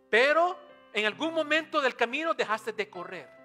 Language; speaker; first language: Spanish; non-native, fluent; English